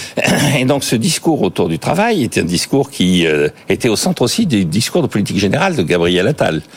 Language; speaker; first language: French; native; French